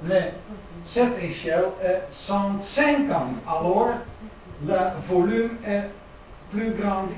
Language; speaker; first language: French; non-native, learner; Dutch